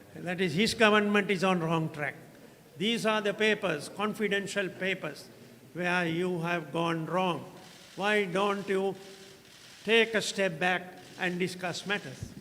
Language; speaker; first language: English; non-native, local second language; Sinhala